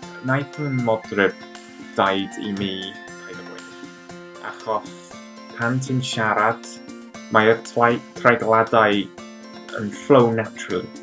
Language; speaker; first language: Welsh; non-native, learner; English